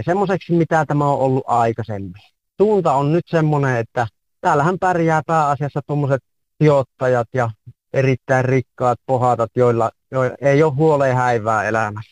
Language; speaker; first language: Finnish; native; Finnish